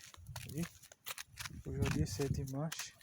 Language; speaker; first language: French; non-native, learner; Portuguese